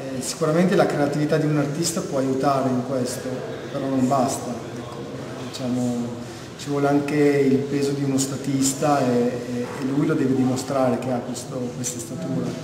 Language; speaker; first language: Italian; non-native, fluent; Albanian